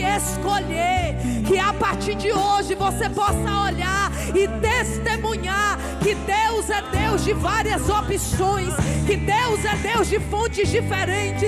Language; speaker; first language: Portuguese; native; Portuguese